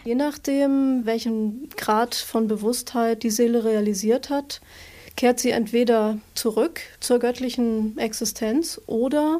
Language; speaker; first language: German; native; German